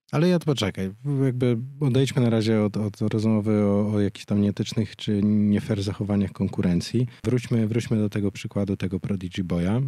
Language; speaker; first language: Polish; native; Polish